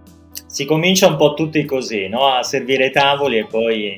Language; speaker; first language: Italian; native; Italian